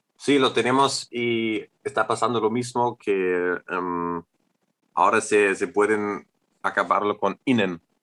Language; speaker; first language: Spanish; non-native, fluent; German